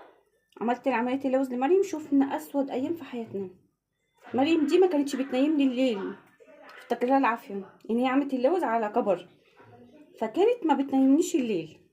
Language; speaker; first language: Arabic; native; Arabic